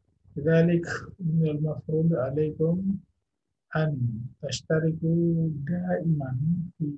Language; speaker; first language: Arabic; non-native, fluent; Indonesian